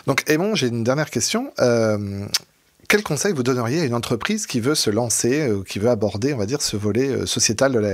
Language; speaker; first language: French; native; French